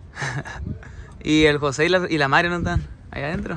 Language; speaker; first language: Spanish; early bilingual, heritage; Spanish